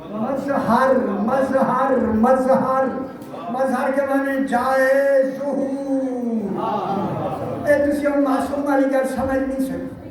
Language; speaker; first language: Urdu; native; Urdu